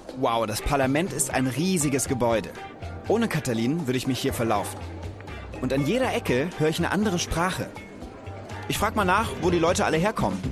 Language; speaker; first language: German; native; German